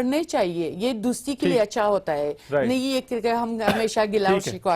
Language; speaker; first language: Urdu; non-native, learner; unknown